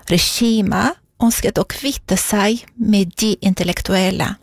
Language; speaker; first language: Norwegian; non-native, fluent; Romanian